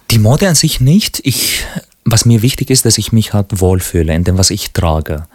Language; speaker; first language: German; non-native, fluent; Arabic